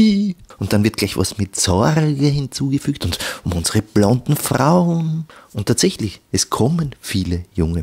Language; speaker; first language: German; native; German